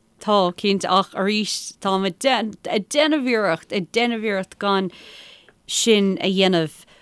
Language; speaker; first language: Irish; non-native, local second language; English